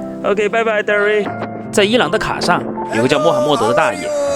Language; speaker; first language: Chinese; native; Chinese